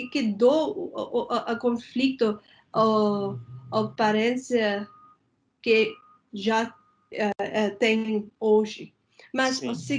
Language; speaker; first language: Portuguese; non-native, fluent; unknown